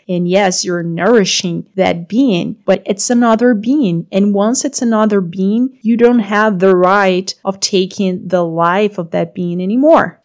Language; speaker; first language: English; non-native, fluent; Portuguese